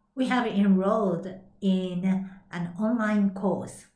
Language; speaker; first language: English; non-native, fluent; Japanese